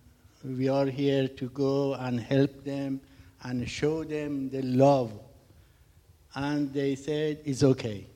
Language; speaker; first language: English; non-native, learner; Persian